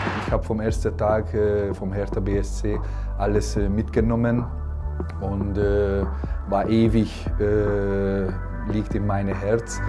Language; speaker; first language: German; non-native, learner; Hungarian